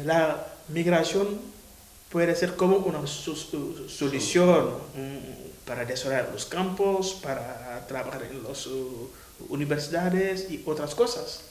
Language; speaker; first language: Spanish; non-native, fluent; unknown